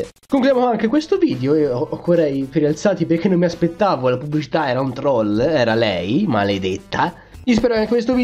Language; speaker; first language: Italian; native; Italian